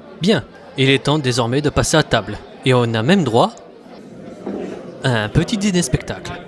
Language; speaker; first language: French; native; French